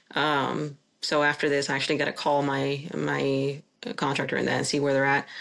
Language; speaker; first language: English; non-native, fluent; Spanish